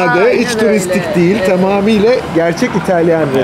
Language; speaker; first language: Turkish; native; Turkish